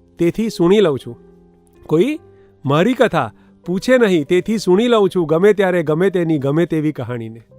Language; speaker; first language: Gujarati; native; Gujarati